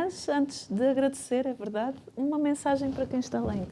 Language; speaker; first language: Portuguese; native; Portuguese